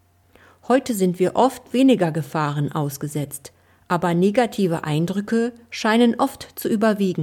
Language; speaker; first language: German; native; German